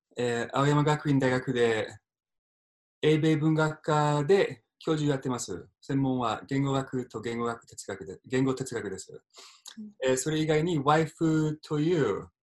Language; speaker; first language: Japanese; non-native, fluent; English